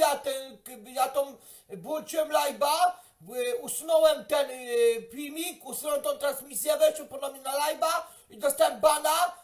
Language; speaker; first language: Polish; native; Polish